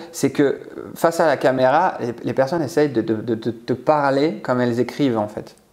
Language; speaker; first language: French; native; French